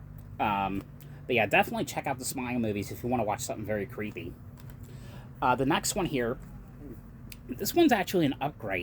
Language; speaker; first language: English; native; English